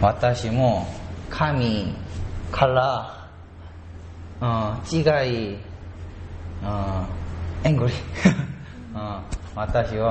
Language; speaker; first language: Japanese; non-native, learner; Korean